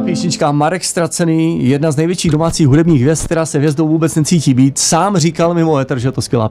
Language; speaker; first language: Czech; native; Czech